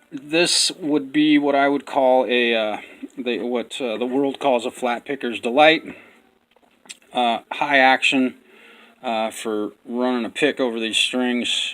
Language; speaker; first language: English; native; English